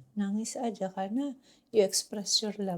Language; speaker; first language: Indonesian; non-native, fluent; Filipino